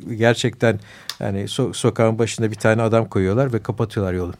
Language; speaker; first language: Turkish; native; Turkish